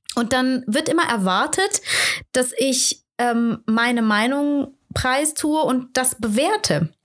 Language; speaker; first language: German; native; German